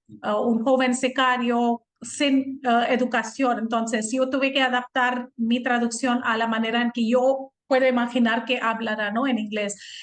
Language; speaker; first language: Spanish; non-native, fluent; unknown